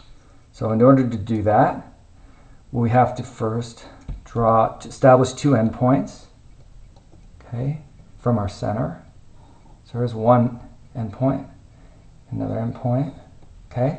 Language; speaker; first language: English; native; English